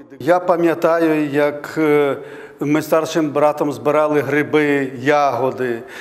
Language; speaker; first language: Ukrainian; native; Ukrainian